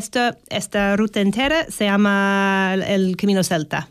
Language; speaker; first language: Spanish; non-native, learner; English